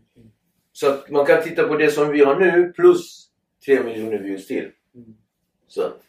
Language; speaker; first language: Swedish; early bilingual, other home language; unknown